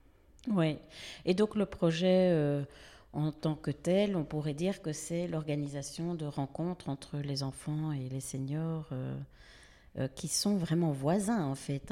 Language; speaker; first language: French; native; French